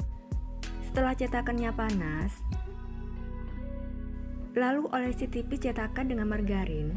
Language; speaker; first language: Indonesian; native; Indonesian